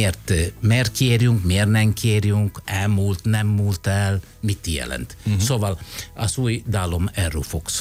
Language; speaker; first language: Hungarian; non-native, fluent; Italian